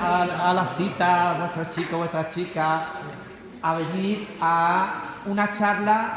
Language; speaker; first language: Spanish; native; Spanish